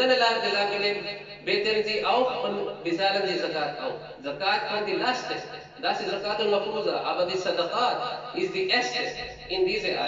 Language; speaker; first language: German; non-native, learner; Urdu